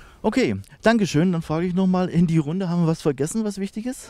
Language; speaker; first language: German; native; German